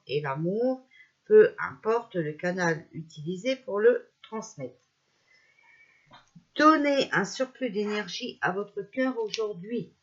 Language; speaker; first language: French; native; French